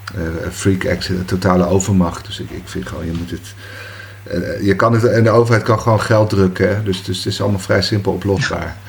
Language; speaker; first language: Dutch; native; Dutch